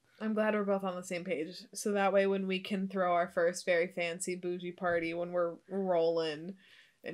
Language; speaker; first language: English; native; English